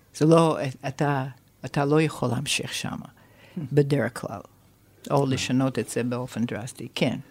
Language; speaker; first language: Hebrew; non-native, fluent; English